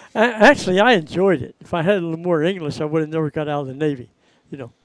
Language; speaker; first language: English; native; English